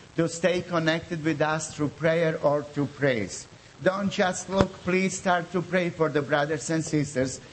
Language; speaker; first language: English; non-native, fluent; Bosnian